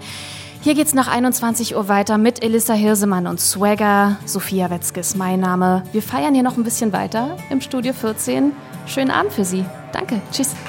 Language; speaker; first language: German; native; German